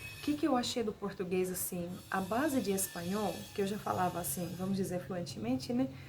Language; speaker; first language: Portuguese; non-native, fluent; Finnish